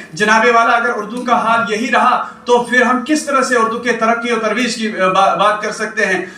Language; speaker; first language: Urdu; non-native, local second language; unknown